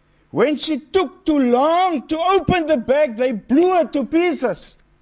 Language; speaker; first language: English; non-native, local second language; Afrikaans